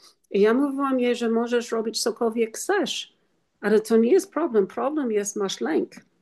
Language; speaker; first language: Polish; non-native, learner; English